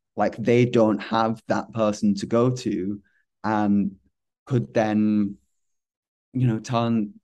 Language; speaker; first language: English; native; English